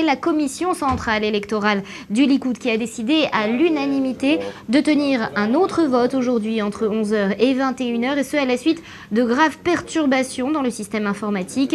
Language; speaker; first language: French; native; French